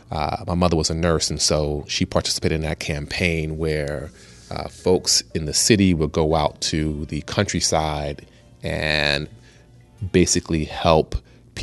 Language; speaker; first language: English; early bilingual, other home language; Spanish